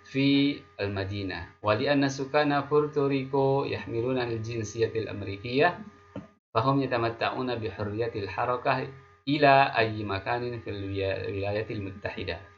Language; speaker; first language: Arabic; non-native, fluent; Indonesian